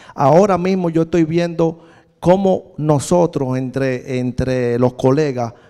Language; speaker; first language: Spanish; native; Spanish